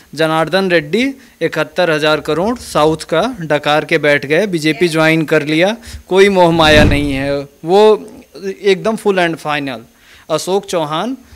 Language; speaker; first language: Hindi; native; Hindi